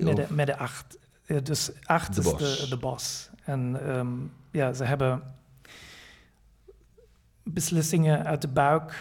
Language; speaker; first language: Dutch; non-native, fluent; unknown